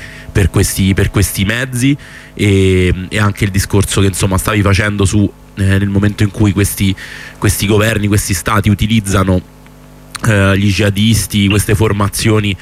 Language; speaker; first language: Italian; native; Italian